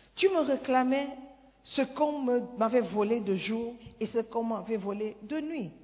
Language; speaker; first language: French; non-native, fluent; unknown